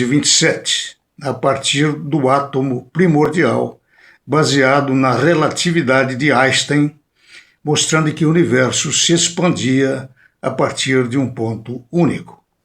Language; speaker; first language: Portuguese; native; Portuguese